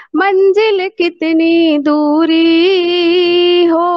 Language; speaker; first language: Hindi; native; Hindi